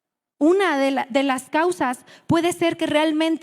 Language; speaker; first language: Spanish; native; Spanish